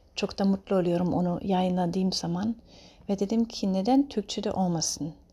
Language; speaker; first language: Turkish; non-native, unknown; German